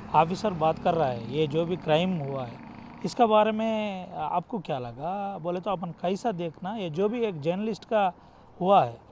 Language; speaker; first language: Hindi; non-native, local second language; Telugu